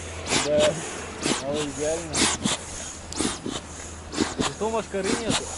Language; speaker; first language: Russian; native; Russian